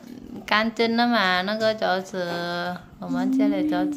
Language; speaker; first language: Chinese; non-native, learner; Vietnamese